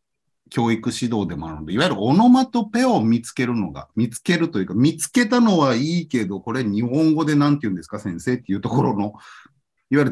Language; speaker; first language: Japanese; native; Japanese